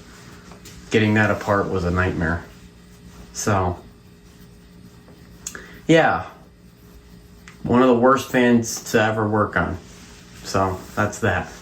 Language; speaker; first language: English; native; English